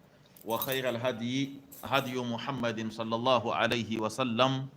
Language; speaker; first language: Arabic; non-native, fluent; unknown